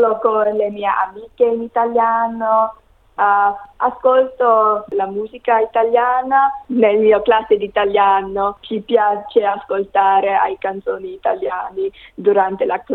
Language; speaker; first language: Italian; non-native, learner; English